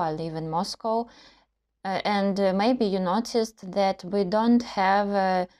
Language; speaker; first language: English; non-native, learner; Russian